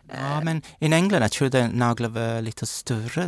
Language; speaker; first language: Swedish; non-native, learner; English